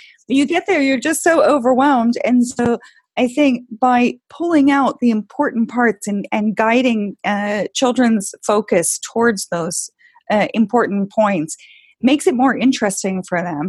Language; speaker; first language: English; native; English